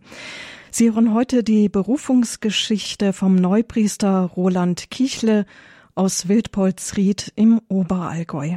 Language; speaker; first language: German; native; German